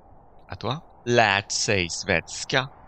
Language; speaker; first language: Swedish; non-native, fluent; French